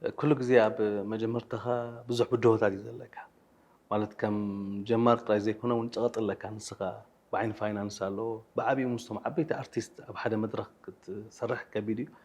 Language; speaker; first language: Tigrinya; native; Tigrinya